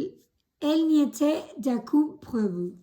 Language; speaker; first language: French; non-native, learner; Spanish